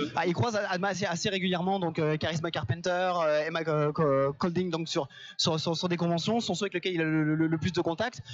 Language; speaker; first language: French; native; French